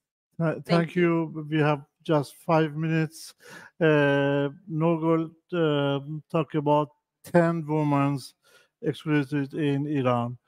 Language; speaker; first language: English; non-native, learner; Persian